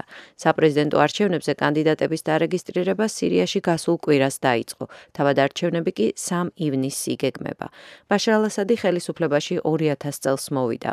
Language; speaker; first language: Georgian; native; Georgian